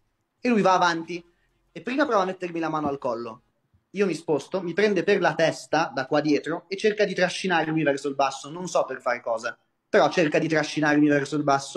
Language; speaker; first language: Italian; native; Italian